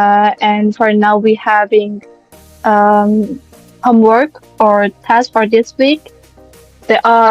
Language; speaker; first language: English; non-native, learner; Indonesian